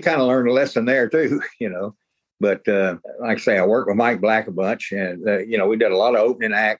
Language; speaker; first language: English; native; English